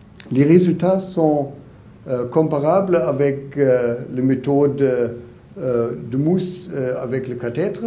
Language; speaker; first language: French; non-native, learner; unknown